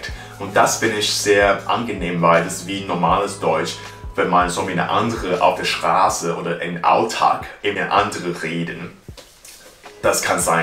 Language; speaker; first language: German; non-native, learner; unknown